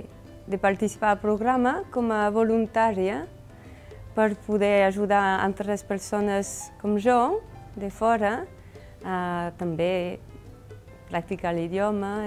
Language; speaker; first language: Catalan; non-native, fluent; French